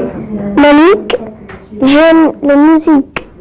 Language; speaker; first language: French; non-native, learner; English